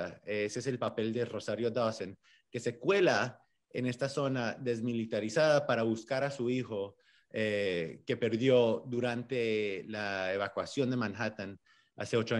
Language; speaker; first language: Spanish; early bilingual, heritage; English